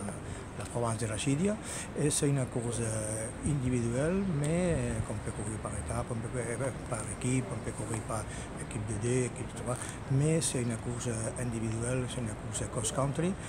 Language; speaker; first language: French; non-native, fluent; Spanish